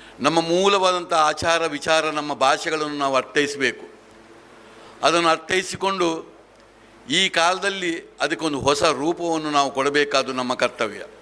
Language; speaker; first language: Kannada; non-native, local second language; Tulu